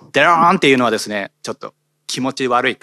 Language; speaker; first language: Japanese; native; Japanese